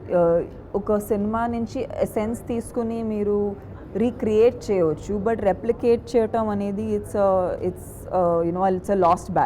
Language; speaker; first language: Telugu; non-native, fluent; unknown